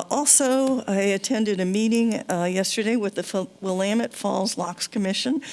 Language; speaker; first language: English; native; English